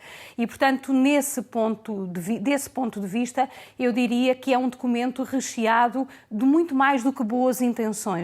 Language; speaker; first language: Portuguese; native; Portuguese